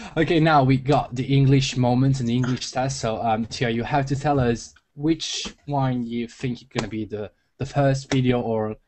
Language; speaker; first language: English; non-native, fluent; Italian